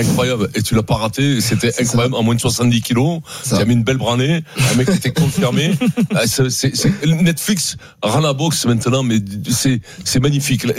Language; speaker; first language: French; native; French